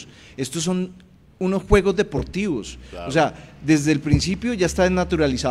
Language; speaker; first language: Spanish; native; Spanish